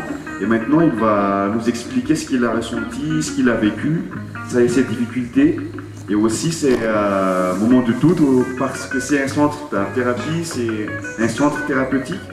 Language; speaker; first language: French; non-native, local second language; Malagasy